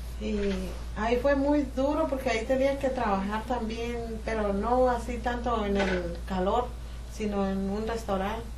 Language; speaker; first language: Spanish; native; Spanish